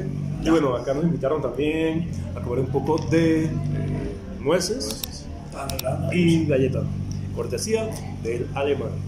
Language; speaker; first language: Spanish; native; Spanish